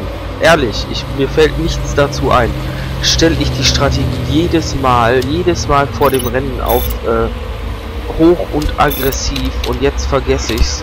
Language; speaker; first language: German; native; German